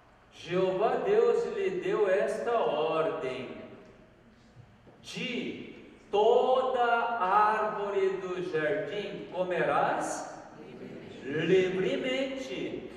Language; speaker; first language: Portuguese; non-native, fluent; Korean